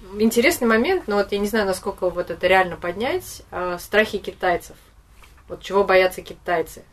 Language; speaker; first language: Russian; native; Russian